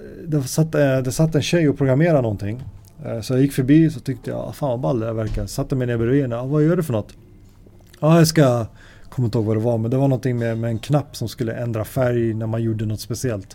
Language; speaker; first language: Swedish; native; Swedish